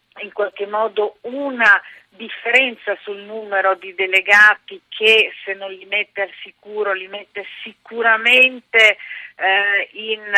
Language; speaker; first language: Italian; native; Italian